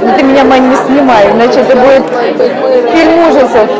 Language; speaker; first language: Russian; native; Russian